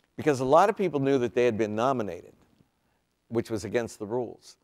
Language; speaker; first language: English; native; English